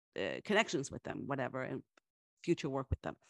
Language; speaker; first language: English; early bilingual, other home language; Spanish